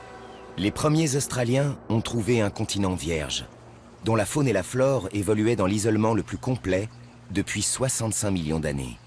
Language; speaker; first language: French; native; French